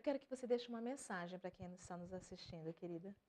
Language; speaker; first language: Portuguese; native; Portuguese